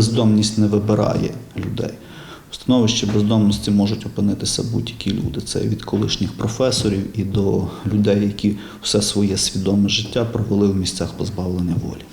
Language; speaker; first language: Ukrainian; native; Ukrainian